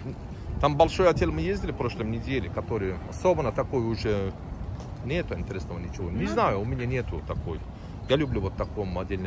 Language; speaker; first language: Russian; non-native, learner; Turkish